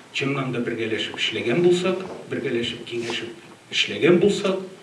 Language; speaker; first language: Tatar; native; Tatar